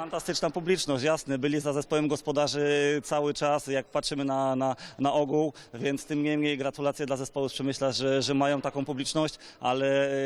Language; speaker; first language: Polish; native; Polish